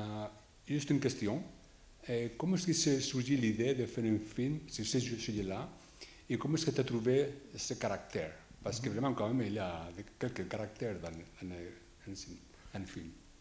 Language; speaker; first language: French; non-native, fluent; Spanish